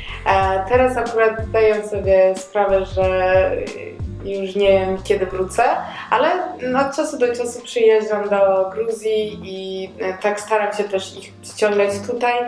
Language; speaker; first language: Polish; non-native, learner; Georgian